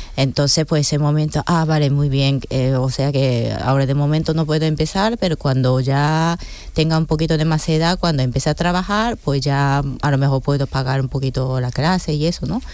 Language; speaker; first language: Spanish; non-native, fluent; Japanese